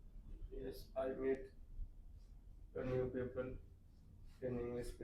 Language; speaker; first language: English; non-native, learner; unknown